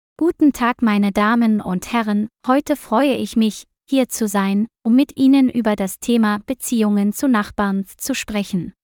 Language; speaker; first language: German; non-native, learner; Vietnamese